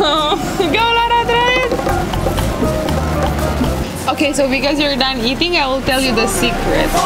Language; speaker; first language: English; non-native, fluent; Romanian